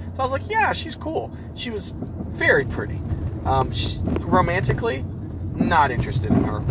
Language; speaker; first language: English; early bilingual, other home language; Spanish